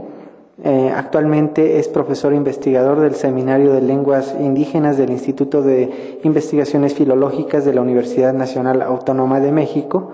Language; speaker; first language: Spanish; native; Spanish